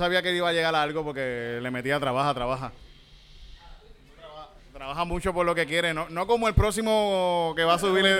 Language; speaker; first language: Spanish; native; Spanish